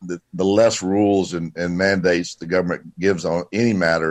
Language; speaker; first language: English; native; English